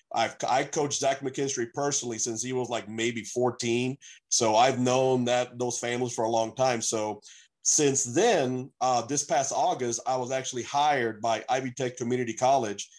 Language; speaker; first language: English; native; English